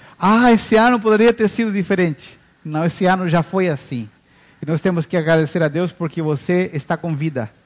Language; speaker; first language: Portuguese; non-native, fluent; Spanish